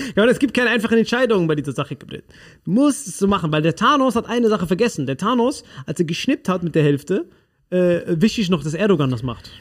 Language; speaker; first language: German; non-native, fluent; Spanish